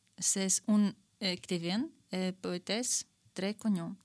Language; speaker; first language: French; non-native, learner; Ukrainian